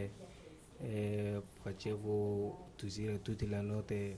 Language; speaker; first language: Italian; non-native, learner; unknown